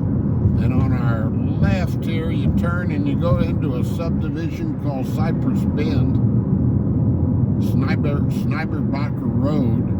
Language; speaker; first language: English; native; English